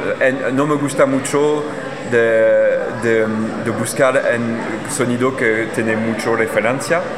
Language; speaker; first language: Spanish; non-native, learner; French